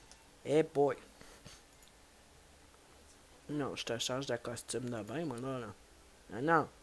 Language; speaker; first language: French; native; French